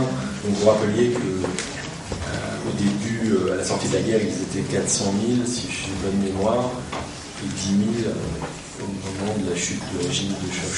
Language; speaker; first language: French; native; French